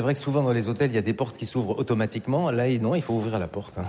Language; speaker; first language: French; native; French